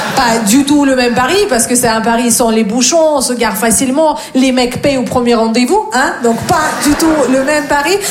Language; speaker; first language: French; non-native, fluent; Russian